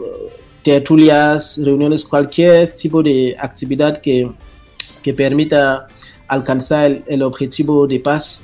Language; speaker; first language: Spanish; non-native, fluent; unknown